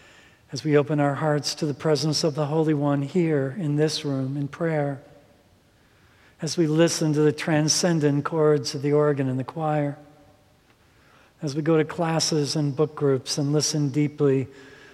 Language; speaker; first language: English; native; English